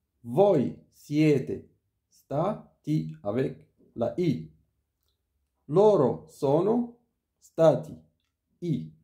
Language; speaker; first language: Italian; non-native, learner; Arabic